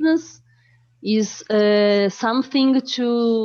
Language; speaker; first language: English; non-native, learner; Portuguese